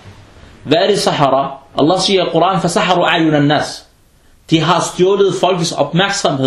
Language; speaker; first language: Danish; early bilingual, other home language; Arabic